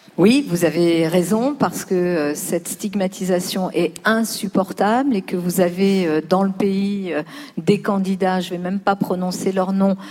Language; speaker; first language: French; early bilingual, other home language; Spanish